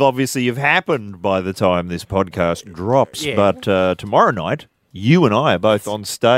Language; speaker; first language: English; native; English